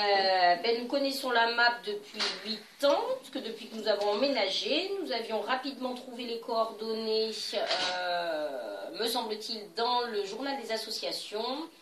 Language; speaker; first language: French; native; French